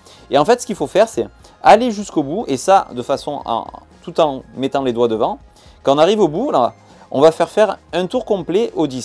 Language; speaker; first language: French; native; French